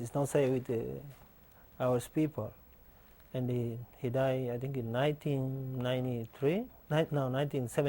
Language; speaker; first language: English; non-native, learner; Portuguese